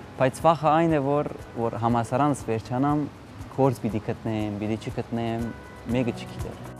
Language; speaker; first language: Armenian; early bilingual, heritage; Armenian